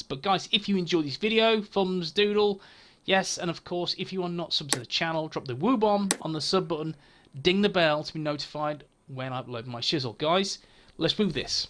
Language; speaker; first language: English; native; English